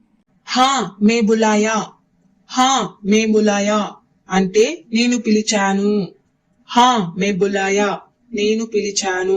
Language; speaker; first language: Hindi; non-native, local second language; Telugu